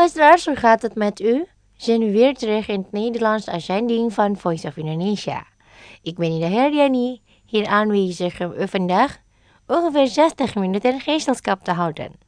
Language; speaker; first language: Dutch; non-native, fluent; Indonesian